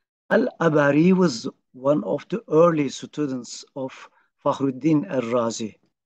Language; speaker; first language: English; non-native, fluent; Turkish